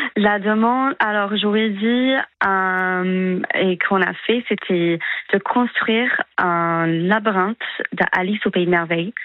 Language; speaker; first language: French; non-native, fluent; English